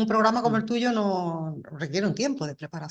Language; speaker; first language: Spanish; native; Spanish